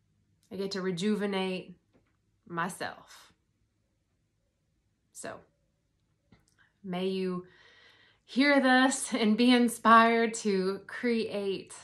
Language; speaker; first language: English; native; English